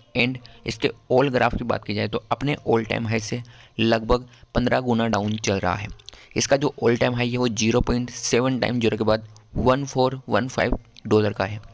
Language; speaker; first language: Hindi; native; Hindi